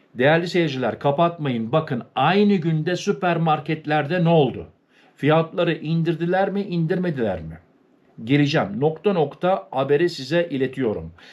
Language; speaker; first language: Turkish; early bilingual, heritage; Turkish